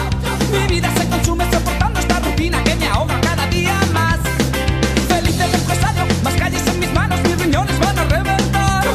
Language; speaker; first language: Spanish; native; Spanish